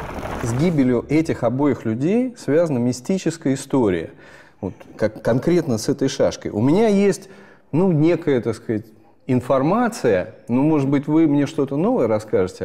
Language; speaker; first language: Russian; native; Russian